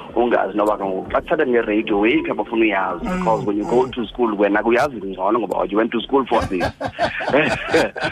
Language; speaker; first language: English; non-native, local second language; Xhosa